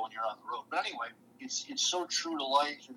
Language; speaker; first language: English; native; English